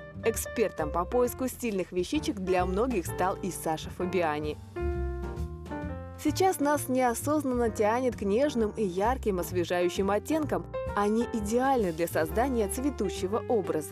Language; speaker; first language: Russian; native; Russian